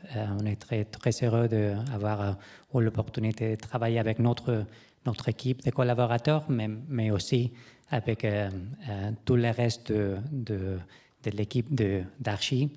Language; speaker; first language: French; non-native, fluent; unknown